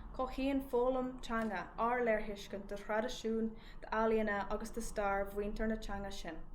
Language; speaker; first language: Irish; non-native, local second language; English